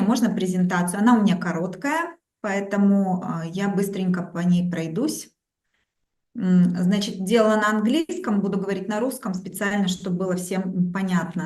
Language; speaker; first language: Russian; native; Russian